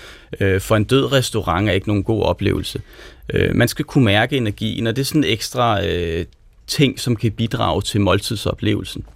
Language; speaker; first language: Danish; native; Danish